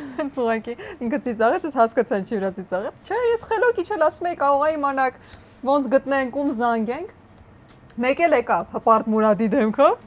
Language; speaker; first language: Armenian; native; Armenian